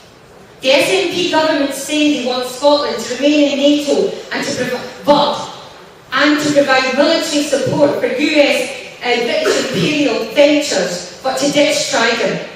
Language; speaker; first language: English; native; English